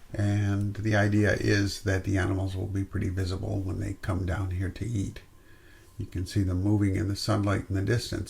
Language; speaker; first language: English; native; English